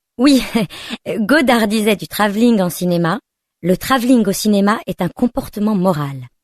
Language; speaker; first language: French; native; French